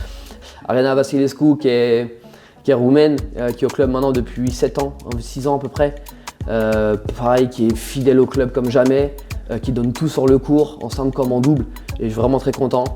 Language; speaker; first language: French; native; French